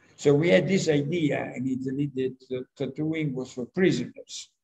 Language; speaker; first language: English; non-native, fluent; Italian